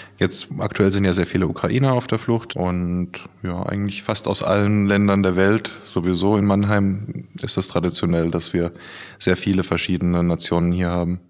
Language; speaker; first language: German; native; German